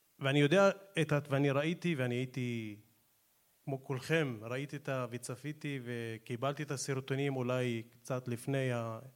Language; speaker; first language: Hebrew; non-native, local second language; Arabic